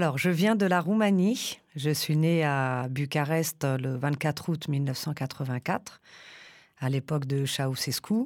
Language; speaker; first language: French; early bilingual, other home language; Romanian